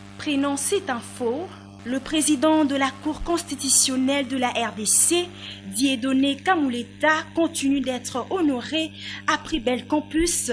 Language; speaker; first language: French; native; French